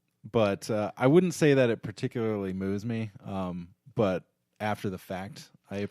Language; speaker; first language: English; native; English